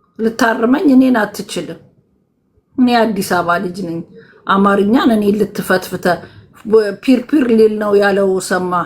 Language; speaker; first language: Amharic; native; Amharic